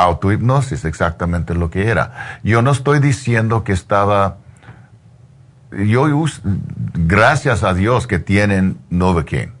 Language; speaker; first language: Spanish; non-native, learner; English